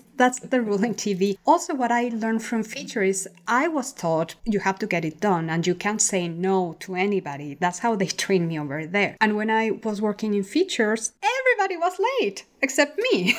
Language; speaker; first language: English; non-native, fluent; Spanish